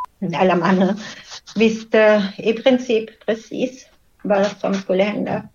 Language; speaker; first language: Swedish; non-native, fluent; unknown